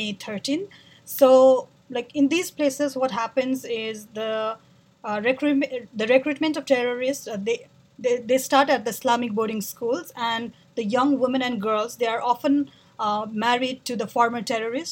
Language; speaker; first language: English; non-native, local second language; Nepali